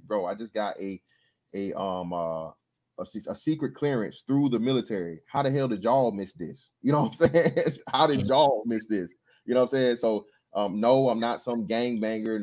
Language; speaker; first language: English; native; English